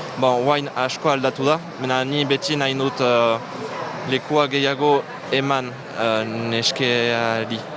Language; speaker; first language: Basque; non-native, local second language; French